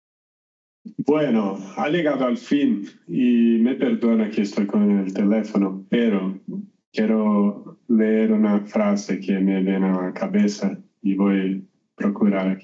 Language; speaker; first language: Spanish; non-native, learner; Portuguese